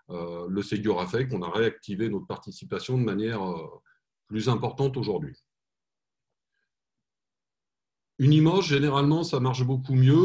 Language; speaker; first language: French; native; French